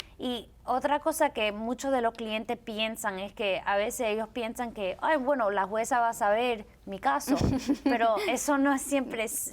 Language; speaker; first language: Spanish; early bilingual, heritage; Spanish